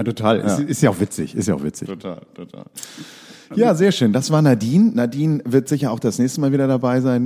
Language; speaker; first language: German; native; German